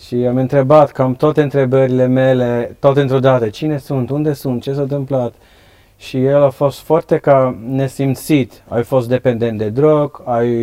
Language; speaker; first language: Romanian; non-native, learner; Dutch